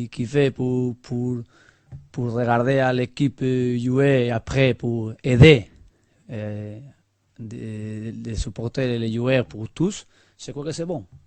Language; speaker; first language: French; non-native, learner; Spanish